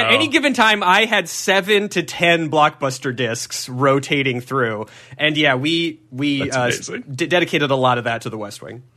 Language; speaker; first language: English; native; English